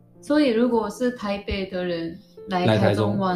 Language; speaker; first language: Chinese; non-native, learner; Japanese